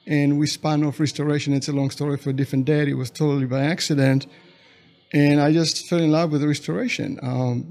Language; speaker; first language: English; non-native, fluent; Hebrew